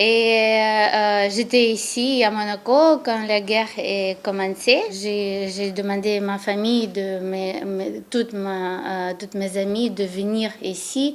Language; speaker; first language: French; non-native, learner; Ukrainian